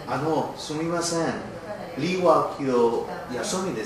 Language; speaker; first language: Japanese; non-native, learner; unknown